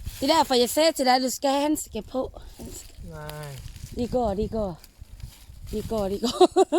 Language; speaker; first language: Danish; non-native, learner; Thai